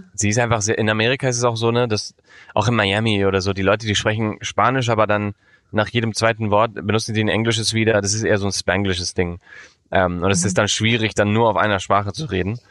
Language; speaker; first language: German; early bilingual, heritage; Spanish